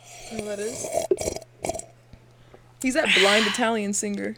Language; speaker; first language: English; early bilingual, other home language; Spanish